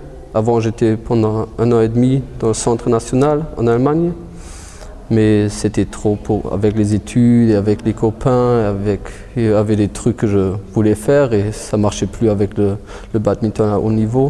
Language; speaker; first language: French; early bilingual, heritage; German